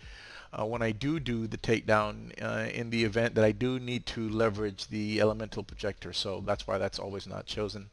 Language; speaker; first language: English; native; English